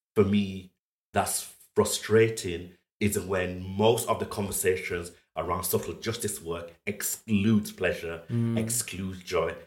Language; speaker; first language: English; native; English